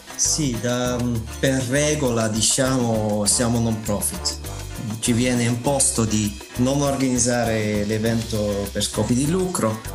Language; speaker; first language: Italian; non-native, fluent; Dutch